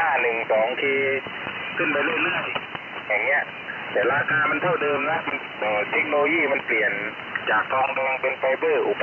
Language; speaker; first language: Thai; native; Thai